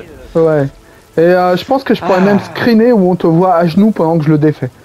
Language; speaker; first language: French; native; French